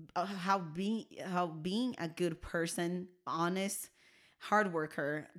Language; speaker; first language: English; non-native, fluent; Portuguese